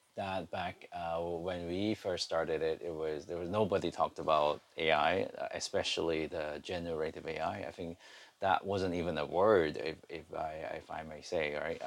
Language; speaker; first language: English; non-native, local second language; Cantonese